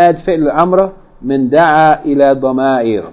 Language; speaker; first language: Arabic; non-native, fluent; English